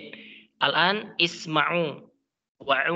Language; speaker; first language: Arabic; non-native, fluent; Indonesian